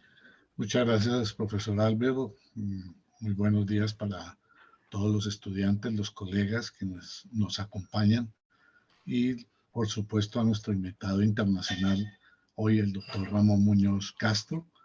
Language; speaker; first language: Spanish; native; Spanish